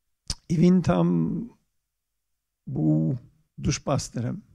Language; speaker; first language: Ukrainian; early bilingual, heritage; Ukrainian